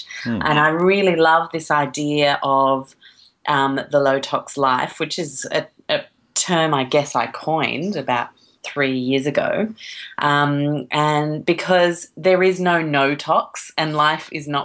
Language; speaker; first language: English; native; English